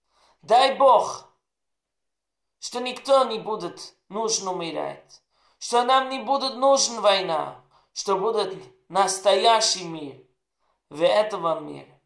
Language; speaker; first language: Russian; non-native, learner; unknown